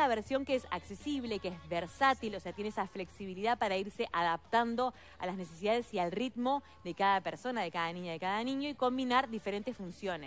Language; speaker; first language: Spanish; native; Spanish